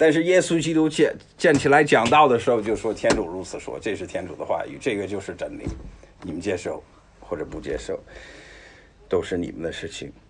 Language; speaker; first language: Chinese; non-native, fluent; English